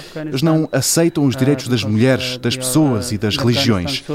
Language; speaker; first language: Portuguese; non-native, fluent; Persian